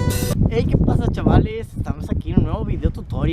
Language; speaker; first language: Spanish; native; Spanish